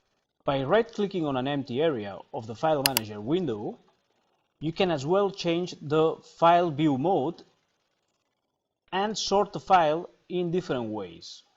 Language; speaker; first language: English; non-native, fluent; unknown